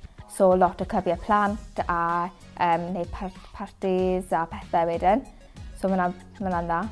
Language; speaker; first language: Welsh; native; Welsh